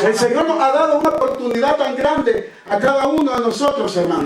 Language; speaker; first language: Spanish; native; Spanish